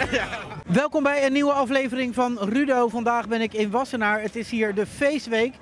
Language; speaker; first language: Dutch; native; Dutch